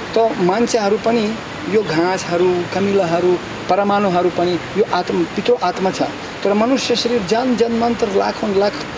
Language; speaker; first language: Nepali; non-native, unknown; Russian